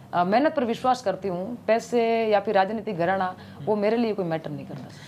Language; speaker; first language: Hindi; native; Hindi